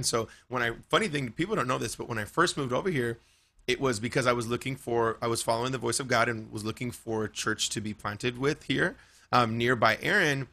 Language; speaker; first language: English; native; English